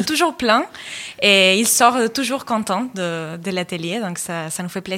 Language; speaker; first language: French; non-native, fluent; Spanish